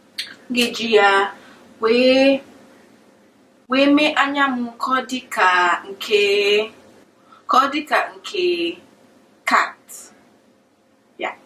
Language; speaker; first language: Igbo; early bilingual, heritage; English